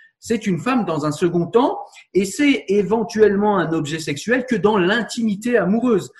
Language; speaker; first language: French; native; French